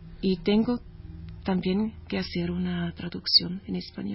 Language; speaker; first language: Spanish; non-native, learner; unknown